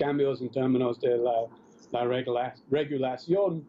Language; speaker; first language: Spanish; non-native, fluent; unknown